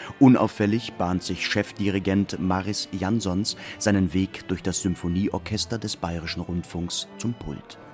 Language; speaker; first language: German; native; German